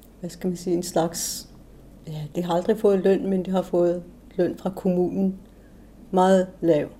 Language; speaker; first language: Danish; non-native, local second language; Kalaallisut